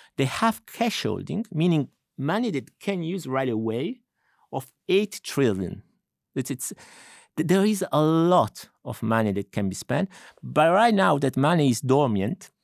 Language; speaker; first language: English; non-native, fluent; Italian